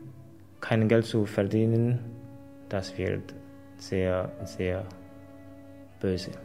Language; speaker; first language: German; non-native, fluent; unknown